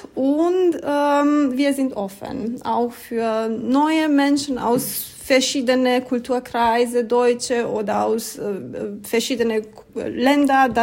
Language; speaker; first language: German; non-native, fluent; Romanian